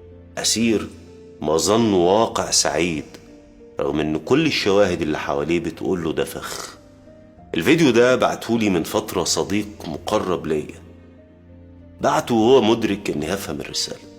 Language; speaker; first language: Arabic; native; Arabic